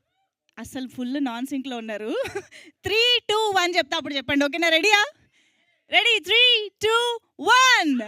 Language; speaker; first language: Telugu; native; Telugu